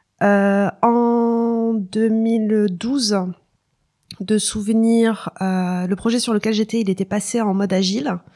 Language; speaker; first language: French; non-native, local second language; Arabic